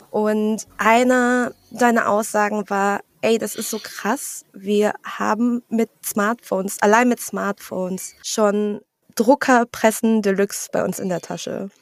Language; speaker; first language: German; early bilingual, other home language; Vietnamese